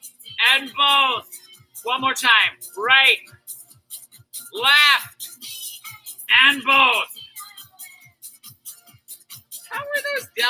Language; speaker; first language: English; native; English